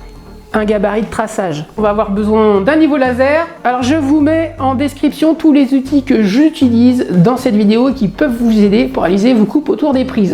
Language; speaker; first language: French; native; French